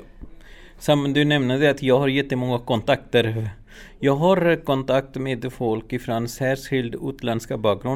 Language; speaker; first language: Swedish; non-native, fluent; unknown